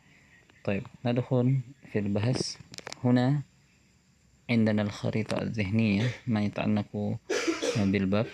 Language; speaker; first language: Arabic; non-native, fluent; Indonesian